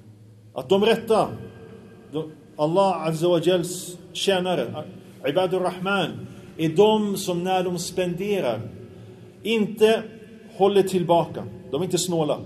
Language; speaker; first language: Swedish; early bilingual, other home language; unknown